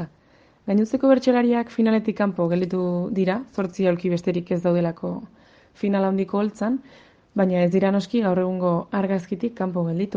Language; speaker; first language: Basque; native; Basque